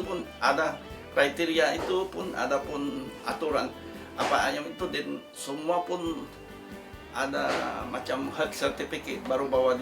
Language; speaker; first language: Indonesian; non-native, local second language; Tetum